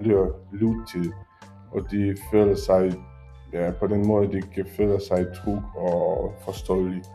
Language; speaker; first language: Danish; non-native, learner; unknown